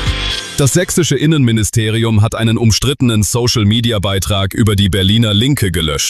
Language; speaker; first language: German; native; German